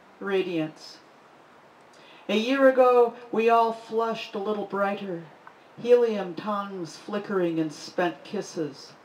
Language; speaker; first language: English; native; English